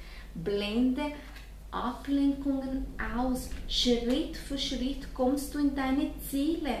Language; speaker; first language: German; non-native, fluent; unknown